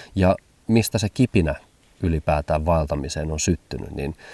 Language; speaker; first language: Finnish; early bilingual, heritage; German